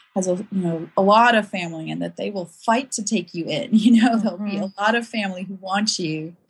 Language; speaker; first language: English; native; English